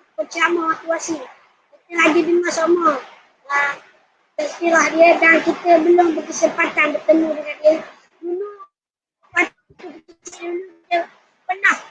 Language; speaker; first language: Malay; native; Malay